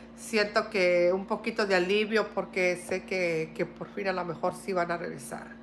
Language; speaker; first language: Spanish; native; Spanish